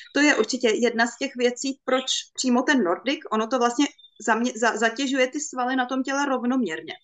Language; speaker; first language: Czech; native; Czech